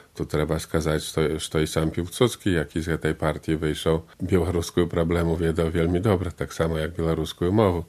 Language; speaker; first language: Belarusian; non-native, local second language; Polish